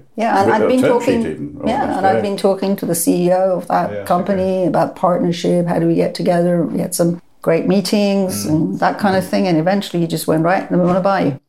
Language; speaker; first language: English; non-native, fluent; Persian